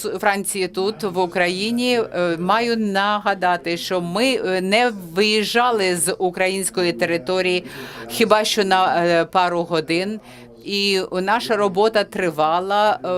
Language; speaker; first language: Ukrainian; non-native, fluent; French